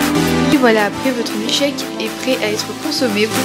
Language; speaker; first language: French; native; French